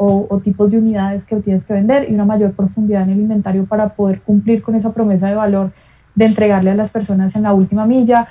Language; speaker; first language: Spanish; native; Spanish